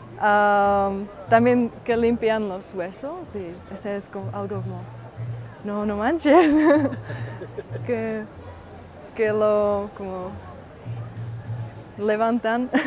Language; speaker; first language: Spanish; non-native, fluent; Czech